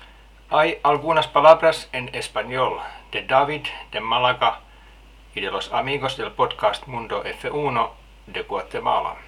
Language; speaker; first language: Spanish; non-native, fluent; Finnish